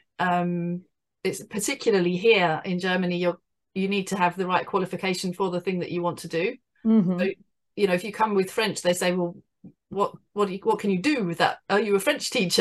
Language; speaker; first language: English; native; English